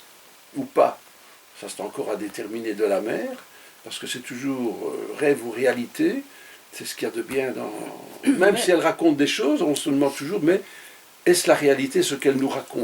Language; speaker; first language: French; native; French